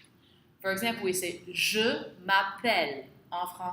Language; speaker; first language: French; non-native, fluent; English